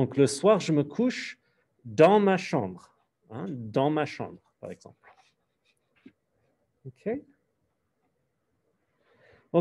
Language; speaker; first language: French; non-native, fluent; English